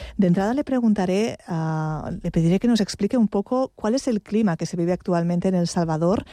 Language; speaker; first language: Spanish; non-native, local second language; Catalan